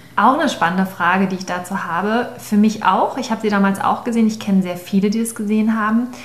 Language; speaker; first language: German; native; German